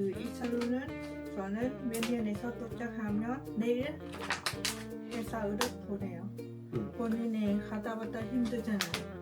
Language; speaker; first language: Korean; non-native, learner; Lao